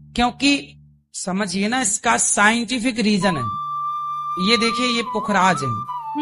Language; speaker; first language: Hindi; native; Hindi